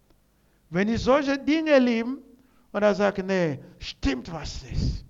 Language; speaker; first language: German; non-native, learner; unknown